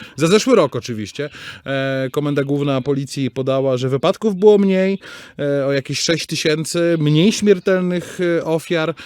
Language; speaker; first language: Polish; native; Polish